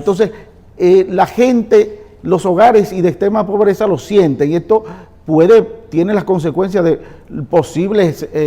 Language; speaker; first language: Spanish; native; Spanish